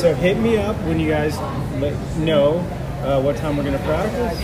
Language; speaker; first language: English; native; English